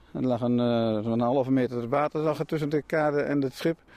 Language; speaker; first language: Dutch; native; Dutch